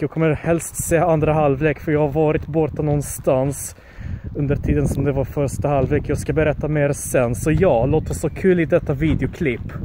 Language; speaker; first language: Swedish; early bilingual, other home language; Polish